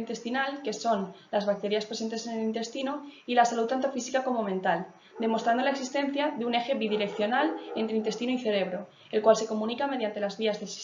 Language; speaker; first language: Spanish; native; Spanish